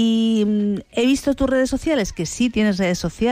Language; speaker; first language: Spanish; native; Spanish